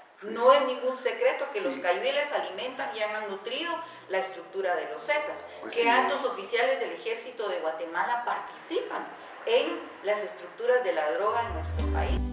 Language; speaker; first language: Spanish; native; Spanish